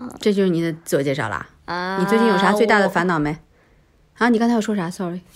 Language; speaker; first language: Chinese; native; Chinese